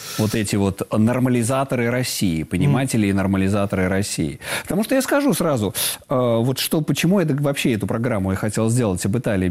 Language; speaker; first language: Russian; native; Russian